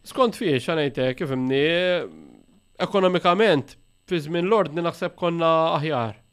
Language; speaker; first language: Maltese; native; Maltese